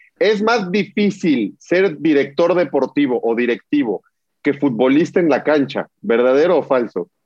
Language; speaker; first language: Spanish; native; Spanish